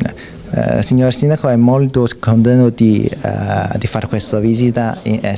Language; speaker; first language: Italian; non-native, learner; Chinese